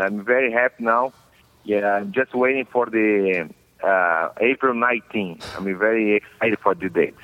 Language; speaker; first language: English; non-native, learner; Portuguese